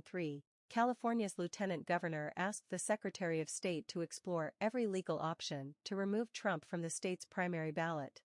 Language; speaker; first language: English; native; English